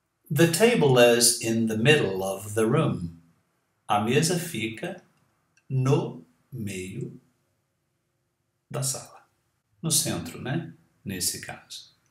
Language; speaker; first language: English; non-native, fluent; Portuguese